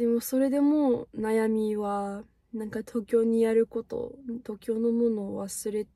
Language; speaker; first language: Japanese; non-native, fluent; English